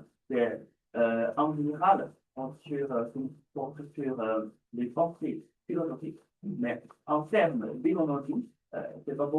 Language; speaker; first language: French; non-native, learner; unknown